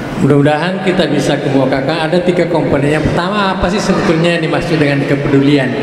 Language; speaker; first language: Indonesian; non-native, local second language; Buginese